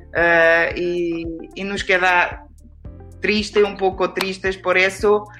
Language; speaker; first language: Spanish; non-native, learner; Portuguese